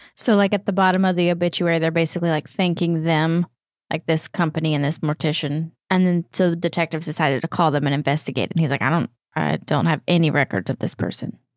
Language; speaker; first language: English; native; English